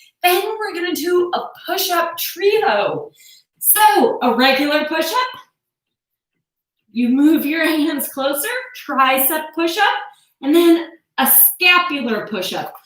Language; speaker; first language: English; native; English